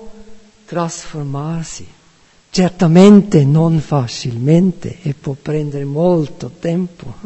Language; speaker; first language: Italian; non-native, fluent; German